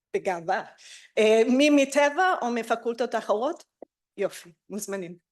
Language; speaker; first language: Hebrew; non-native, fluent; English